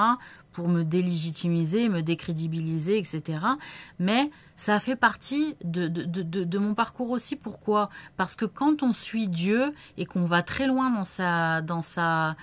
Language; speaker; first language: French; native; French